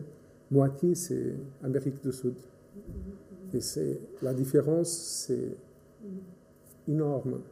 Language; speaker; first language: French; non-native, fluent; Portuguese